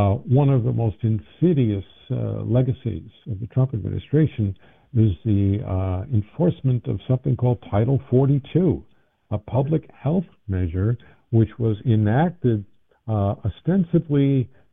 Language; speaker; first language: English; native; English